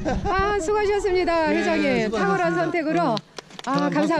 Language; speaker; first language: Korean; native; Korean